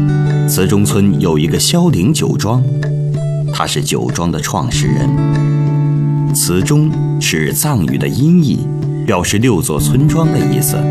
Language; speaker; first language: Chinese; native; Chinese